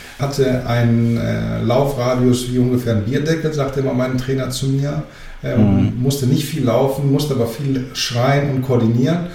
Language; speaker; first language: German; early bilingual, other home language; Greek